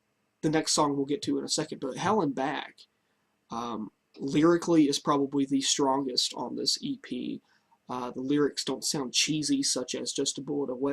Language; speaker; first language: English; native; English